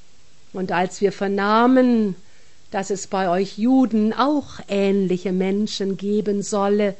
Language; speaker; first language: German; native; German